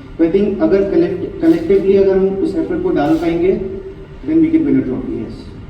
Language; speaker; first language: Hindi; non-native, local second language; Assamese